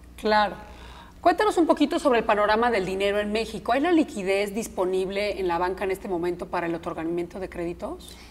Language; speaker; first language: Spanish; native; Spanish